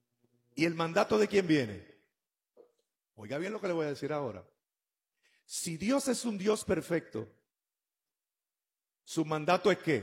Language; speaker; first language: Spanish; native; Spanish